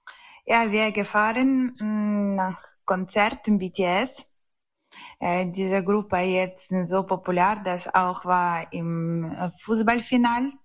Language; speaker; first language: German; non-native, learner; Ukrainian